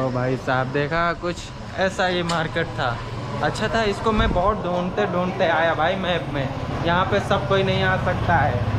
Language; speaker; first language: Hindi; native; Hindi